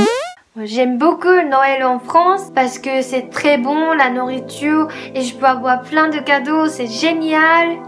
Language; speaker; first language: French; non-native, fluent; Japanese